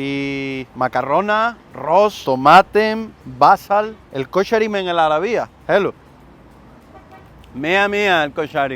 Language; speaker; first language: Arabic; non-native, learner; Spanish